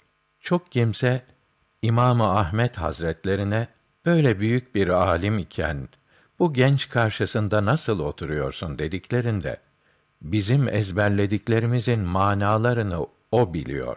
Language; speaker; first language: Turkish; native; Turkish